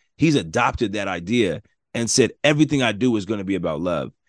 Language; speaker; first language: English; native; English